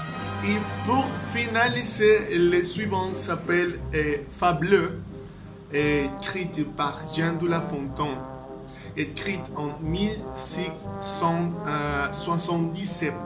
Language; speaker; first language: French; non-native, learner; Spanish